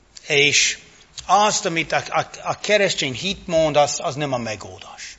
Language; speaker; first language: Hungarian; non-native, fluent; English